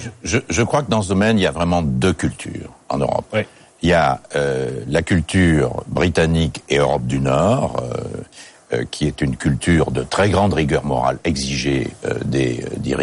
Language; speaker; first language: French; native; French